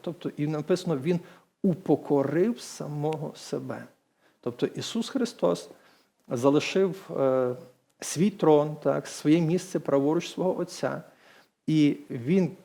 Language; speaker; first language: Ukrainian; native; Ukrainian